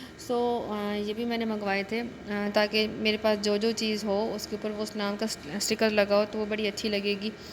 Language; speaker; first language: Urdu; native; Urdu